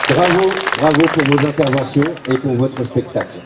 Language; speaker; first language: French; native; French